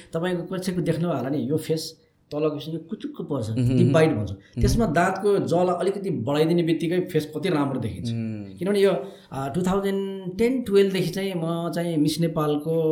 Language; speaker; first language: Nepali; native; Nepali